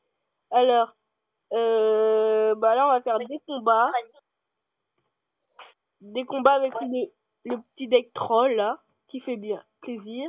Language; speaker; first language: French; native; French